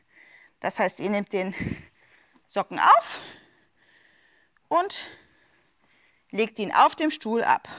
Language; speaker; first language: German; native; German